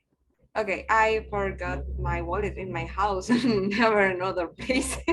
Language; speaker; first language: English; non-native, learner; Spanish